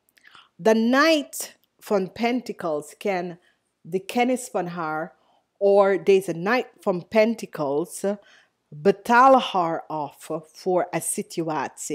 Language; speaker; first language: Dutch; non-native, learner; English